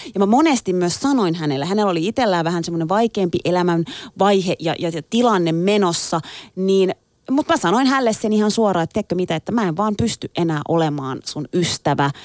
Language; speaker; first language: Finnish; early bilingual, other home language; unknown